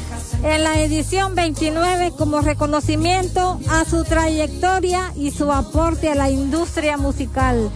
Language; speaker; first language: Spanish; native; Spanish